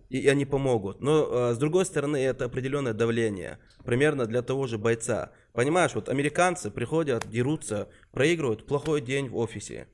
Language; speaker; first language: Russian; non-native, local second language; Chechen